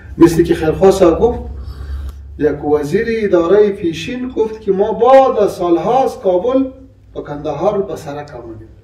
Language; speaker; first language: Persian; non-native, local second language; Pashto